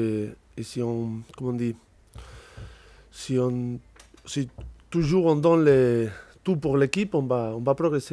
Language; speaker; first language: French; non-native, fluent; Spanish